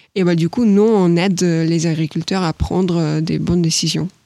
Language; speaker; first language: French; non-native, fluent; Ukrainian